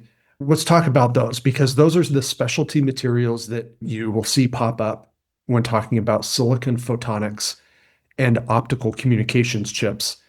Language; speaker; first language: English; native; English